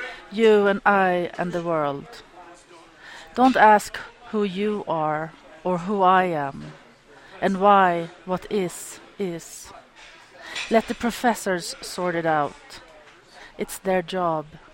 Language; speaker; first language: English; non-native, fluent; Swedish